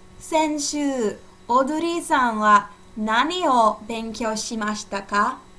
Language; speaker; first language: Japanese; non-native, fluent; English